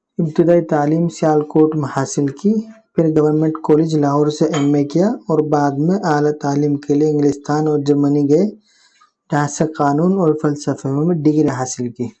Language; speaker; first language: Urdu; native; Urdu